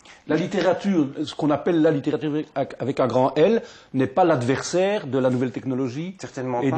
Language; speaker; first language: French; native; French